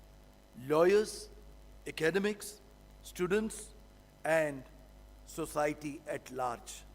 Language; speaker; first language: English; non-native, local second language; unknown